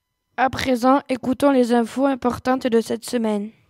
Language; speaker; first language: French; native; French